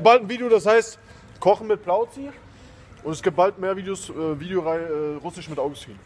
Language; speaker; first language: German; native; German